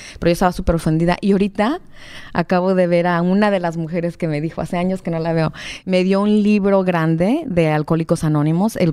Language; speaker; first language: Spanish; native; Spanish